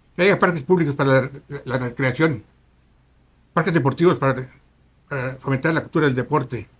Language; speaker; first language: Spanish; native; Spanish